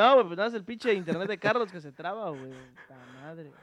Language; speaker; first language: Spanish; native; Spanish